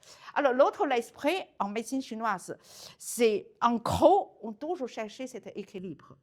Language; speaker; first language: French; non-native, learner; Chinese